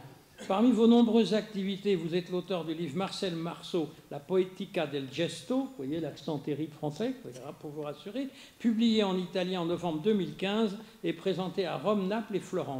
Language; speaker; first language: French; native; French